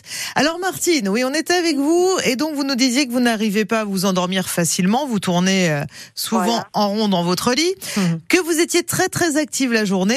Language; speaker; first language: French; native; French